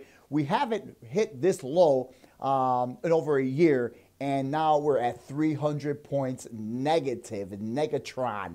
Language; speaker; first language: English; native; English